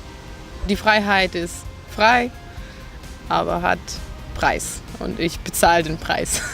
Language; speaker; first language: German; non-native, fluent; Macedonian